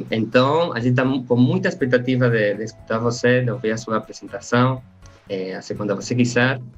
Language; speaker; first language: Portuguese; non-native, learner; Spanish